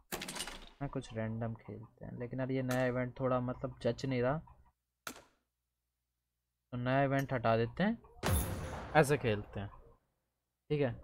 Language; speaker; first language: Hindi; native; Hindi